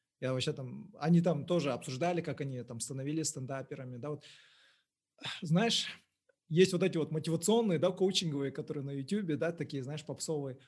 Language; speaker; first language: Russian; non-native, local second language; Kazakh